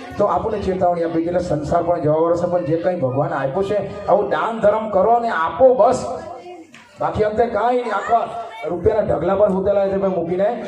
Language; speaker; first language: Gujarati; non-native, local second language; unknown